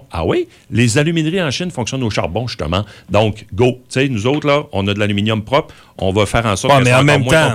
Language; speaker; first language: French; native; French